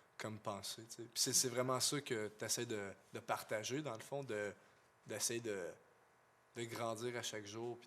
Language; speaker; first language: French; native; French